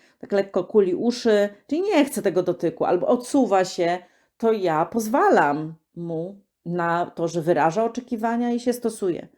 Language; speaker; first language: Polish; native; Polish